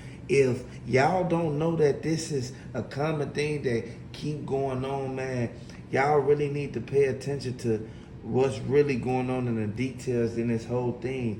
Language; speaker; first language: English; native; English